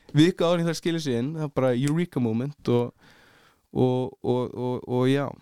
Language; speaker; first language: Icelandic; early bilingual, heritage; Icelandic